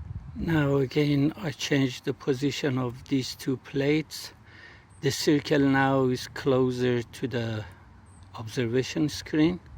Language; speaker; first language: English; non-native, fluent; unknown